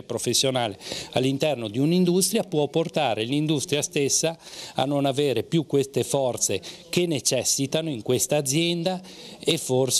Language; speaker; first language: Italian; native; Italian